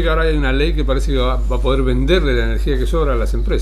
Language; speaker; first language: Spanish; native; Spanish